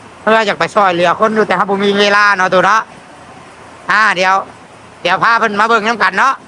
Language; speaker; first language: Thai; non-native, local second language; Lao